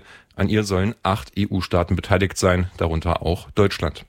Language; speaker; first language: German; native; German